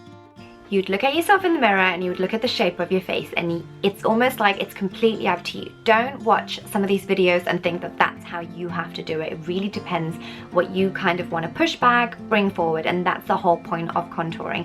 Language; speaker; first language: English; native; English